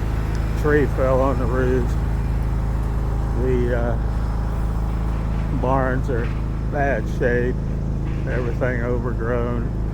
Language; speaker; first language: English; native; English